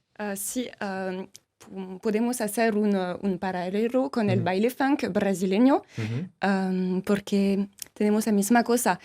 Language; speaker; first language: Spanish; non-native, fluent; French